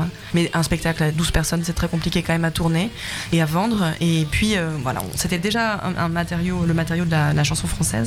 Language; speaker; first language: French; native; French